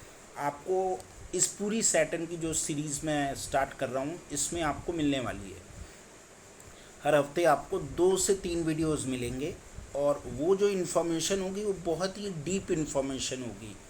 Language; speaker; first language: Hindi; native; Hindi